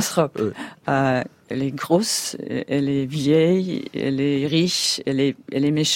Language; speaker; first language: French; non-native, fluent; English